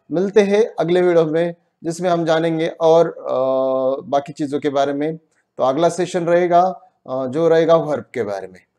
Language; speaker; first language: Hindi; non-native, local second language; Marathi